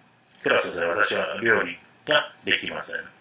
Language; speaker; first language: Japanese; non-native, fluent; English